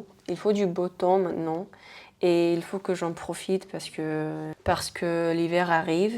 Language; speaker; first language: French; non-native, fluent; Spanish